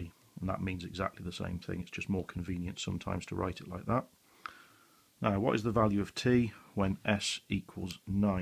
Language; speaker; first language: English; native; English